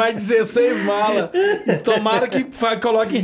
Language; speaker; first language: Portuguese; native; Portuguese